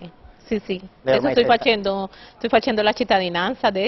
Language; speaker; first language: Italian; non-native, fluent; Spanish